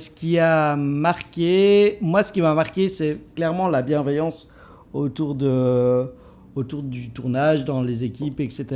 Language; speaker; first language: French; native; French